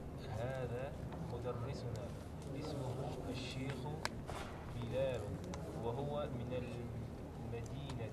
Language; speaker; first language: Arabic; non-native, learner; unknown